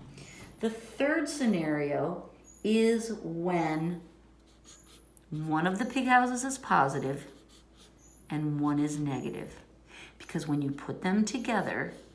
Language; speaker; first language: English; native; English